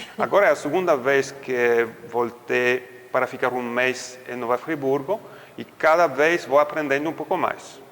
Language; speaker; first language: Portuguese; non-native, fluent; French